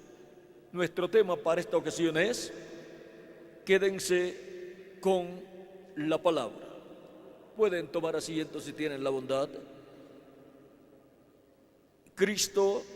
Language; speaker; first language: Spanish; native; Spanish